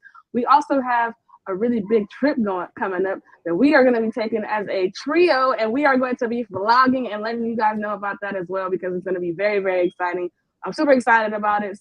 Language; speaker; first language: English; native; English